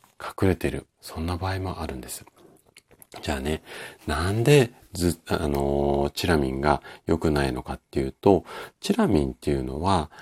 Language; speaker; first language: Japanese; native; Japanese